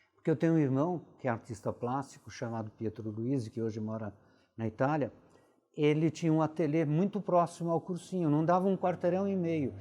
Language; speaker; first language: Portuguese; early bilingual, other home language; Italian